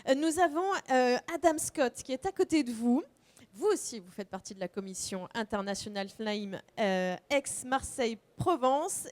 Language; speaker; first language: French; native; French